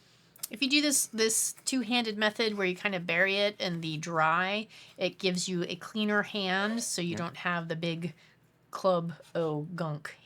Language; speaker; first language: English; native; English